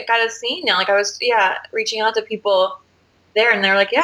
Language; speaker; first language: English; native; English